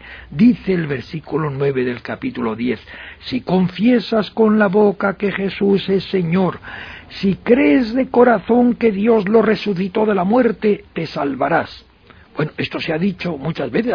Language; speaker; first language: Spanish; native; Spanish